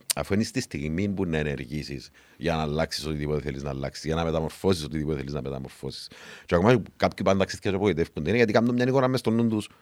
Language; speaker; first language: Greek; native; Greek